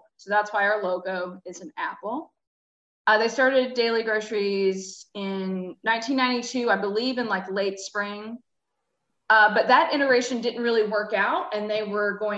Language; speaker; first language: English; native; English